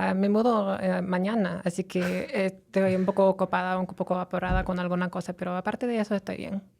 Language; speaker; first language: Spanish; non-native, fluent; English